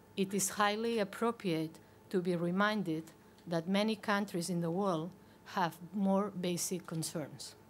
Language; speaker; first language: English; non-native, fluent; Catalan